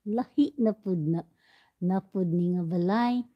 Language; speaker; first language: English; non-native, local second language; Cebuano